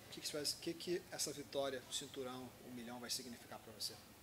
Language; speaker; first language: Portuguese; native; Portuguese